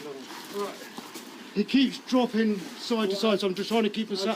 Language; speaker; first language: English; native; English